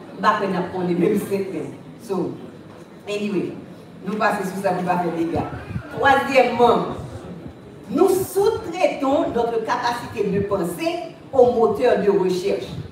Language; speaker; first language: French; native; French